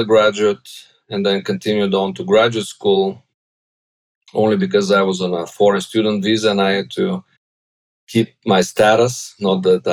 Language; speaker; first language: English; non-native, fluent; Bulgarian